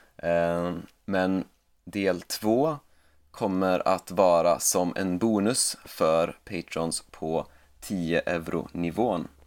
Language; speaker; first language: Swedish; native; Swedish